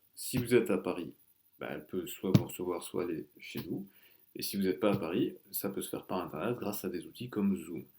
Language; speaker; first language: French; native; French